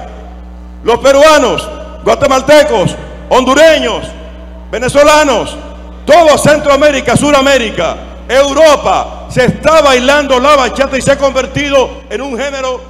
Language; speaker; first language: Spanish; native; Spanish